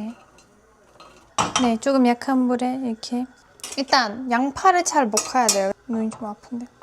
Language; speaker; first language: Korean; non-native, learner; Turkish